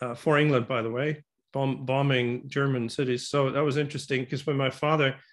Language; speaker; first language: English; non-native, fluent; German